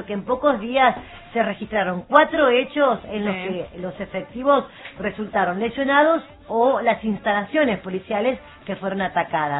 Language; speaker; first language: Spanish; native; Spanish